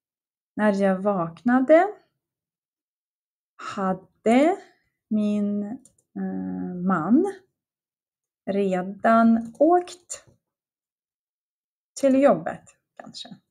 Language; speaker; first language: Swedish; non-native, fluent; Russian